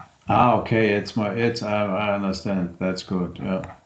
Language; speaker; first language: English; non-native, fluent; German